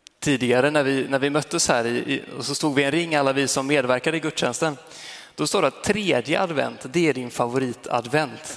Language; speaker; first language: Swedish; native; Swedish